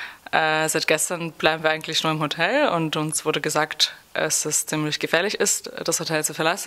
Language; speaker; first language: German; non-native, fluent; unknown